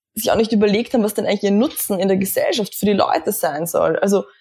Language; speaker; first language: German; native; German